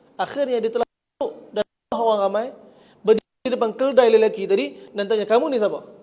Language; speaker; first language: Malay; native; Malay